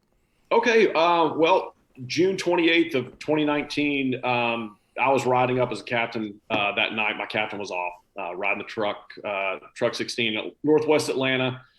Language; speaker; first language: English; native; English